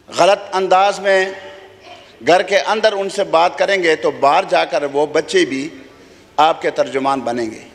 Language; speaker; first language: Urdu; non-native, local second language; Khowar